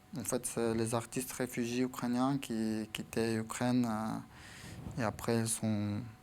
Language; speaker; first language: French; non-native, fluent; Ukrainian